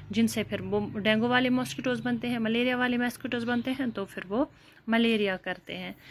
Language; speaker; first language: Urdu; non-native, local second language; Kashmiri